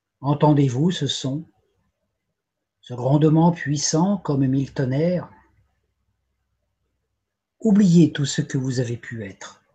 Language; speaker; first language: French; native; French